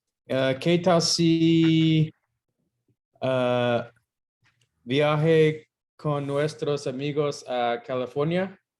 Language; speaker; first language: Spanish; non-native, learner; English